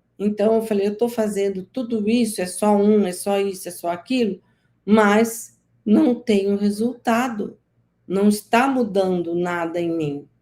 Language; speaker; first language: Portuguese; native; Portuguese